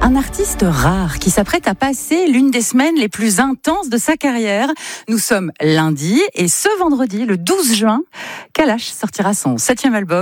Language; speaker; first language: French; native; French